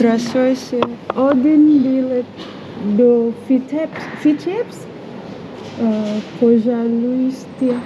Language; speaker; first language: Russian; non-native, learner; Indonesian